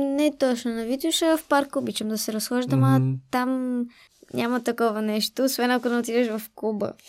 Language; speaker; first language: Bulgarian; early bilingual, other home language; Arabic